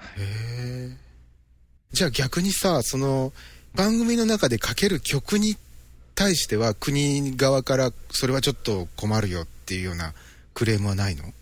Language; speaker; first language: Japanese; native; Japanese